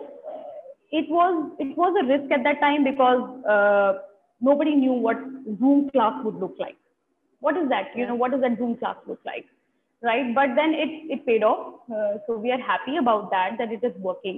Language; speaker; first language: English; non-native, local second language; Tamil